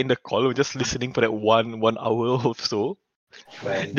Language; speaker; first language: English; non-native, local second language; Malay